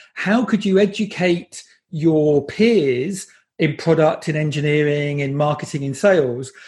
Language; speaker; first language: English; native; English